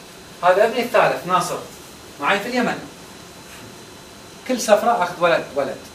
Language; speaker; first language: Arabic; native; Arabic